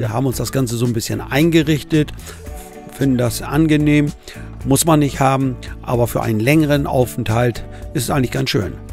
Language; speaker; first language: German; native; German